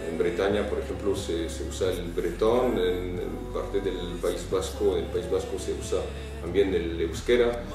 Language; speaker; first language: Spanish; non-native, fluent; French